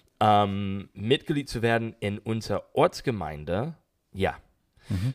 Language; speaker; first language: German; non-native, learner; English